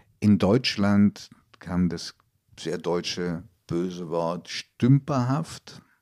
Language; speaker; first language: German; early bilingual, other home language; Italian